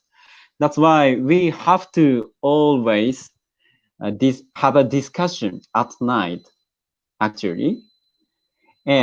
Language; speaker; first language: English; non-native, learner; Japanese